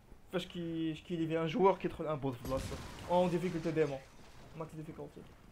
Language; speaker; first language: French; non-native, local second language; Arabic